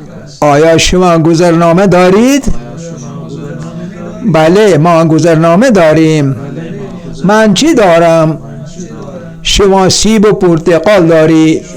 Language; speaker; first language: Persian; non-native, fluent; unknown